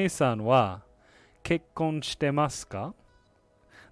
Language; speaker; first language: Japanese; non-native, fluent; English